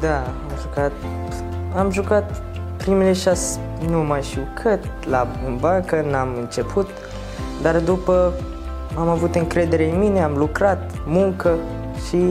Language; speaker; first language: Romanian; non-native, learner; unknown